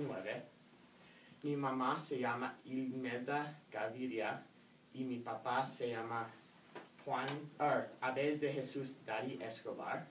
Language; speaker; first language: Spanish; non-native, learner; English